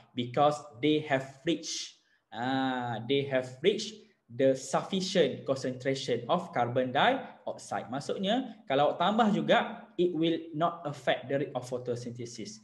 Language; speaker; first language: English; non-native, local second language; Malay